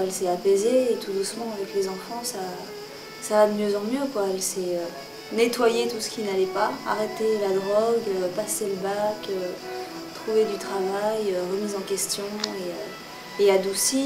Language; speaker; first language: French; native; French